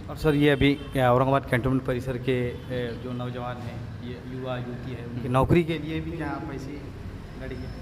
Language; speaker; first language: Hindi; non-native, local second language; Urdu